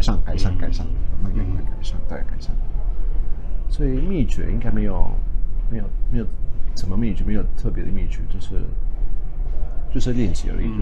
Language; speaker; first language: Chinese; non-native, fluent; Spanish